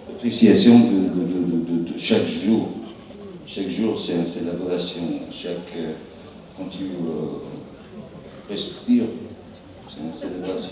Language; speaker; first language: French; non-native, learner; English